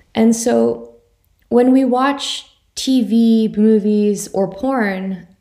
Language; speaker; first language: English; native; English